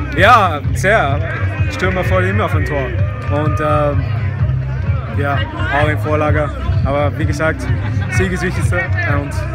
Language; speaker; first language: German; non-native, learner; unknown